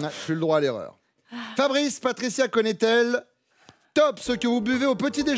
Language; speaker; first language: French; native; French